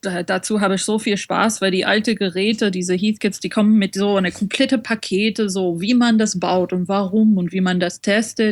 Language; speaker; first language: German; non-native, fluent; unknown